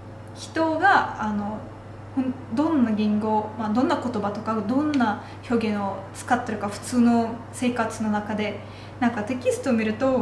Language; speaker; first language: Japanese; non-native, fluent; Russian